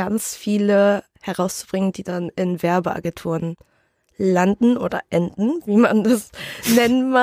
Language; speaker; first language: German; early bilingual, other home language; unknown